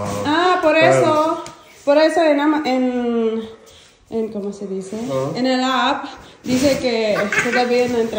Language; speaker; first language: Spanish; non-native, learner; Filipino